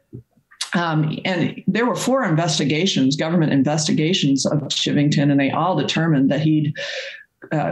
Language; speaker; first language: English; native; English